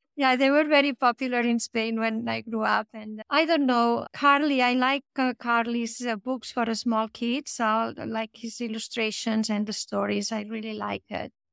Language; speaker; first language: English; non-native, fluent; Catalan